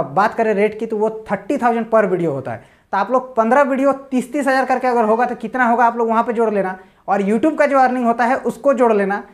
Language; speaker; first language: Hindi; native; Hindi